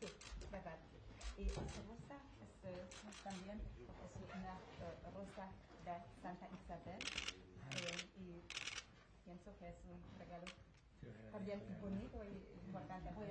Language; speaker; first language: Spanish; non-native, fluent; Hungarian